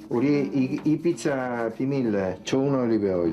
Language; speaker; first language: Korean; non-native, learner; Italian